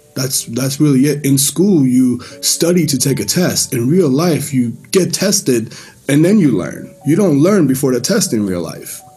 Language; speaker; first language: English; early bilingual, other home language; Persian